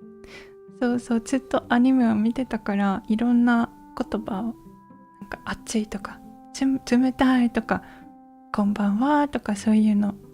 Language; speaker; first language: Japanese; non-native, learner; English